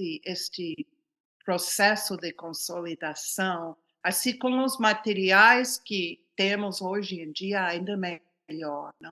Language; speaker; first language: Portuguese; non-native, fluent; English